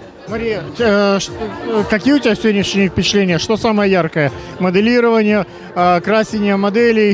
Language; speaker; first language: Russian; native; Russian